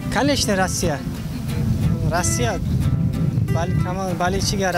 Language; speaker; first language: Russian; non-native, learner; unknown